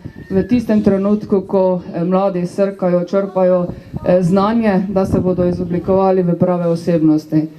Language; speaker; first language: Slovenian; native; Slovenian